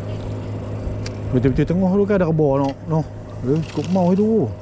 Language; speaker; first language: Malay; native; Malay